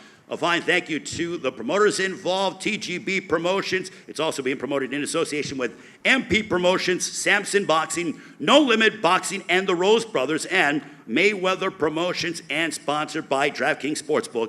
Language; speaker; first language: English; native; English